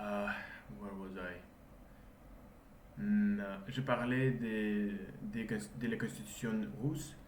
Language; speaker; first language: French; non-native, learner; Russian